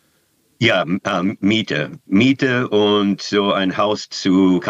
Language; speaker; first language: German; non-native, fluent; English